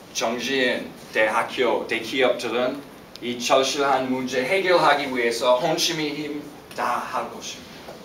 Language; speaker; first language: Korean; non-native, fluent; English